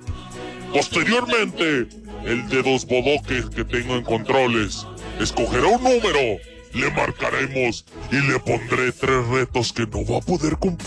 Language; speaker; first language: Spanish; native; Spanish